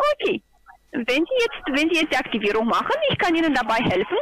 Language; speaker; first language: German; non-native, learner; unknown